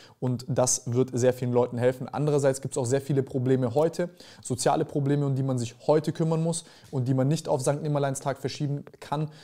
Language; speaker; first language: German; early bilingual, other home language; Serbian